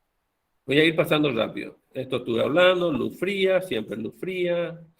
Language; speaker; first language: Spanish; native; Spanish